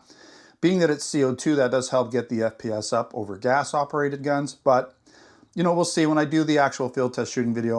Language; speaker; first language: English; native; English